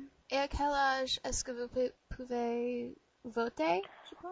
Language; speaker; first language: French; non-native, learner; English